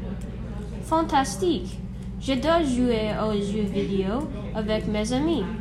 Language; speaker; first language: French; non-native, learner; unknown